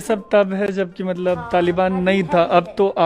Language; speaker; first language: Hindi; native; Hindi